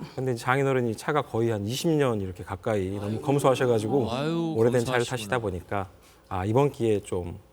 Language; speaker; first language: Korean; native; Korean